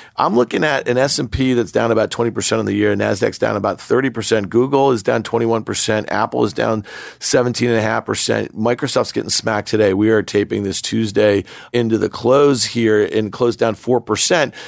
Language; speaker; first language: English; native; English